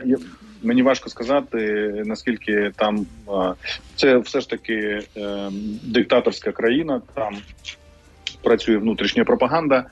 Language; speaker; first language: Ukrainian; native; Ukrainian